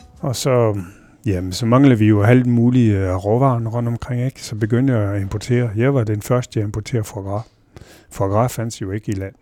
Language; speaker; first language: Danish; non-native, fluent; French